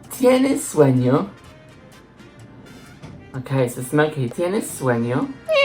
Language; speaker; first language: Spanish; non-native, learner; English